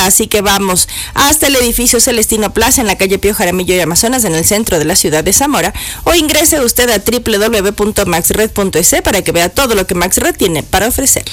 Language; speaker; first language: Spanish; native; Spanish